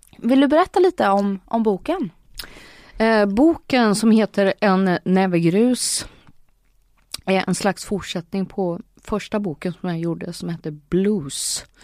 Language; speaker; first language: Swedish; native; Swedish